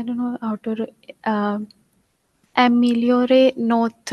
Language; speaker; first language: French; non-native, learner; Hindi